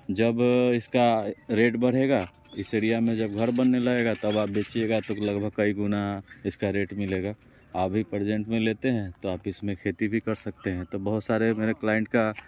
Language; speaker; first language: Hindi; native; Hindi